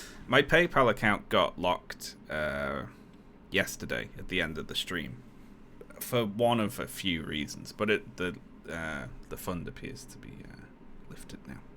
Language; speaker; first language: English; native; English